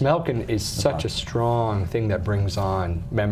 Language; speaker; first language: English; native; English